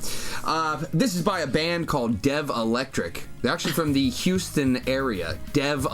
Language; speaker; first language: English; native; English